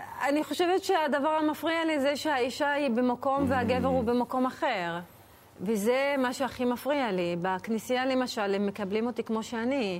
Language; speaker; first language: Hebrew; non-native, local second language; Arabic